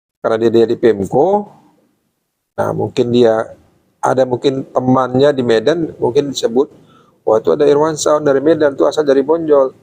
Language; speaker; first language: Indonesian; native; Indonesian